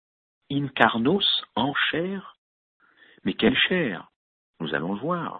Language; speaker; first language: French; native; French